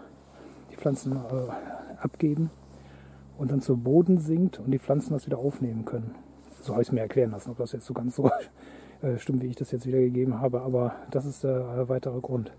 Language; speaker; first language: German; native; German